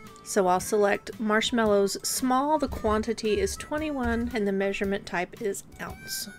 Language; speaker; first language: English; native; English